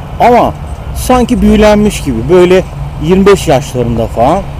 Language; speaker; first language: Turkish; native; Turkish